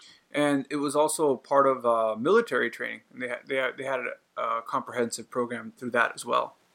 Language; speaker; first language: English; native; English